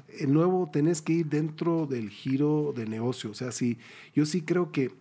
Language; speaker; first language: Spanish; early bilingual, heritage; Spanish